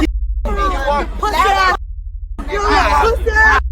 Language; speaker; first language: English; native; English